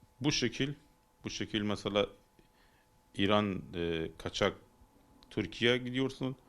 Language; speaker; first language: Turkish; non-native, learner; Persian